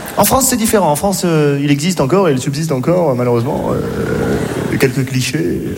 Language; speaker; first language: French; non-native, local second language; Arabic